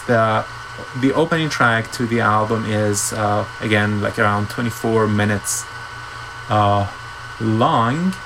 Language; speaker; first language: English; non-native, fluent; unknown